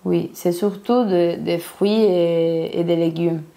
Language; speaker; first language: French; non-native, learner; Spanish